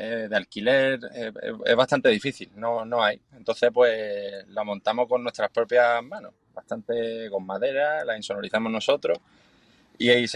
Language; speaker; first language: Spanish; native; Spanish